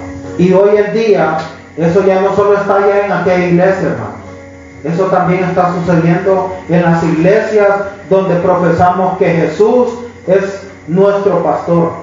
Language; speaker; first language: Spanish; native; Spanish